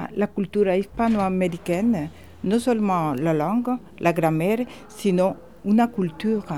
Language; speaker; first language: French; non-native, fluent; Spanish